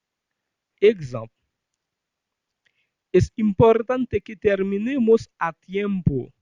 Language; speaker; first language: Spanish; non-native, fluent; Haitian Creole